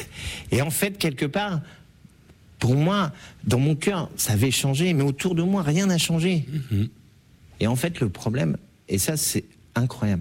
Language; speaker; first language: French; native; French